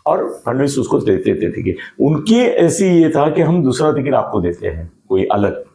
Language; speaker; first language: Hindi; non-native, local second language; Marathi